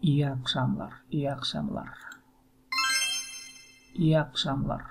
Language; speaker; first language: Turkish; non-native, learner; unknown